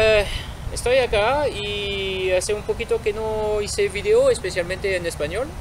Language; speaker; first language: Spanish; non-native, fluent; French